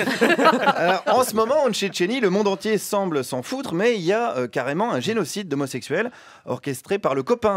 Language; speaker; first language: French; native; French